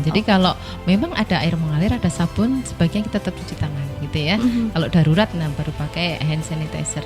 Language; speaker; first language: Indonesian; native; Indonesian